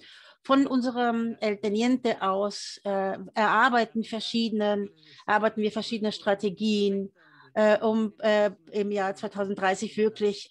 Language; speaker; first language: German; early bilingual, heritage; German